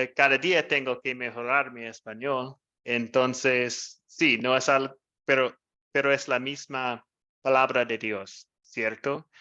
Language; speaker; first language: Spanish; non-native, fluent; English